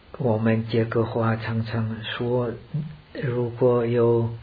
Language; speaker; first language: Chinese; non-native, fluent; Czech